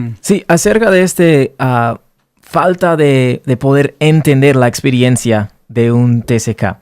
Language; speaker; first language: Spanish; early bilingual, heritage; Spanish